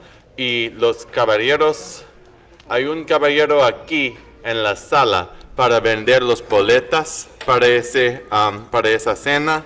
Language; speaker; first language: Spanish; non-native, learner; English